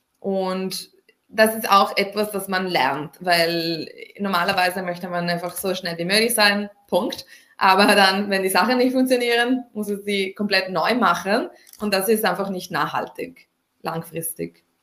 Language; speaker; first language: German; non-native, fluent; Italian